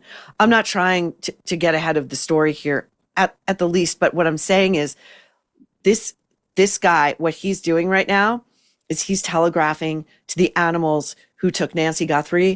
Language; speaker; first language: English; native; English